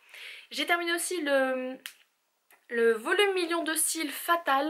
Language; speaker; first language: French; native; French